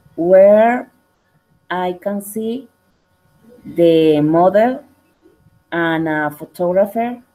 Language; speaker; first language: English; non-native, learner; Spanish